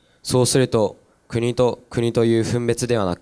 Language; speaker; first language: Japanese; non-native, learner; English